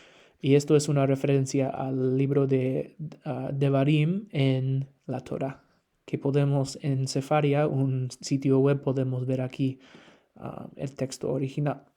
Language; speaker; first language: Spanish; non-native, fluent; English